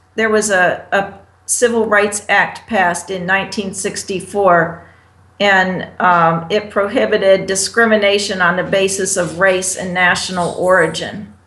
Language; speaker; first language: English; native; English